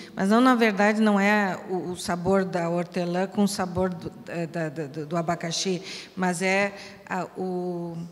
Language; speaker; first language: Portuguese; native; Portuguese